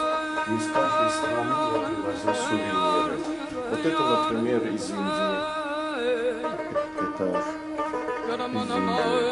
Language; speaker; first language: Russian; non-native, local second language; Azerbaijani